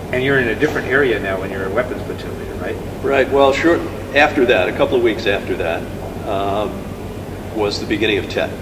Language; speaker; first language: English; native; English